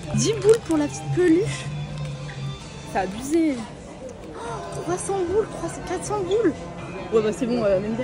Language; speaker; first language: French; native; French